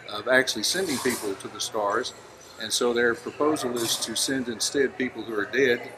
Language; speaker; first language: English; native; English